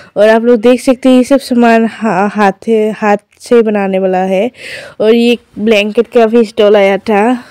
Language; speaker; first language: Hindi; non-native, local second language; Assamese